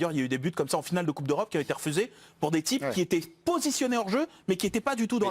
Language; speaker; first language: French; native; French